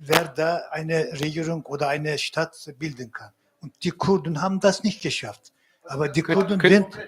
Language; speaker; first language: German; non-native, fluent; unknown